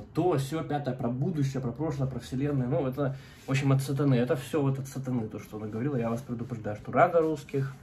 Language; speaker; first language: Russian; native; Russian